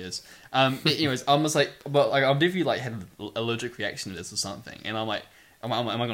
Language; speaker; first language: English; native; English